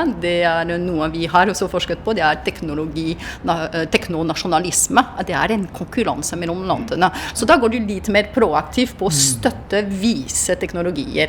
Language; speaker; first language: Norwegian; non-native, fluent; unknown